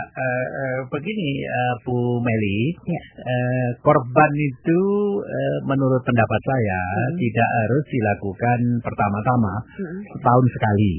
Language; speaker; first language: Indonesian; non-native, local second language; Javanese